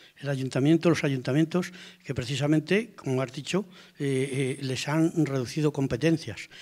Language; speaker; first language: Spanish; native; Spanish